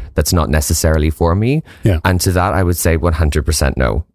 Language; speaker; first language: English; native; English